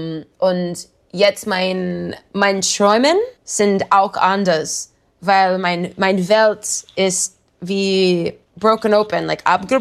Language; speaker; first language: German; non-native, learner; English